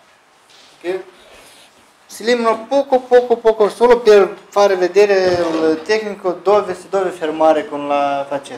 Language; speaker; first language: Italian; non-native, learner; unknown